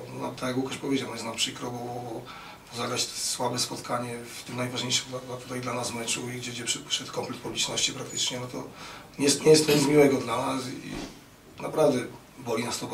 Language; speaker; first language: Polish; native; Polish